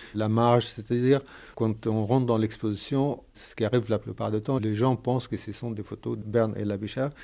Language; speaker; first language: French; non-native, fluent; Arabic